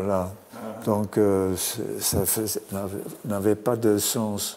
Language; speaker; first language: French; non-native, fluent; German